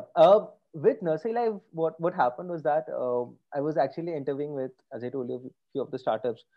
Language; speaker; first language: English; non-native, local second language; Bangla